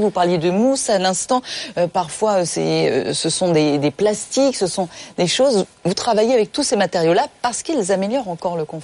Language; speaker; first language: French; native; French